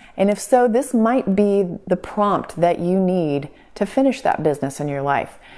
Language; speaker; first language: English; native; English